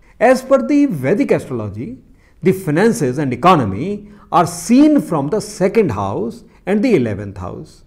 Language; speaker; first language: English; non-native, local second language; Hindi